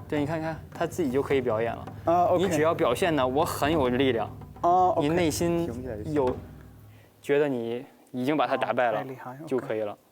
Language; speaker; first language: Chinese; native; Chinese